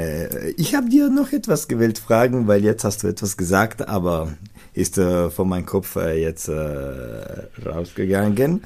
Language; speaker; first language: German; non-native, local second language; Italian